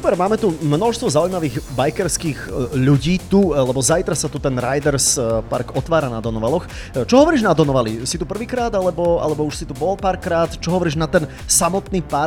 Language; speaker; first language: Czech; native; Czech